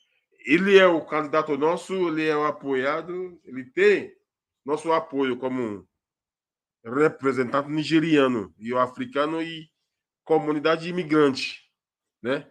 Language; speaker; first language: Portuguese; non-native, fluent; Yoruba